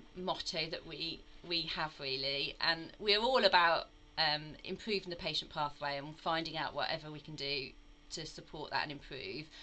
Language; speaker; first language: English; native; English